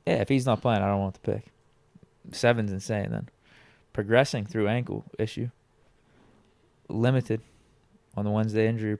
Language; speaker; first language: English; native; English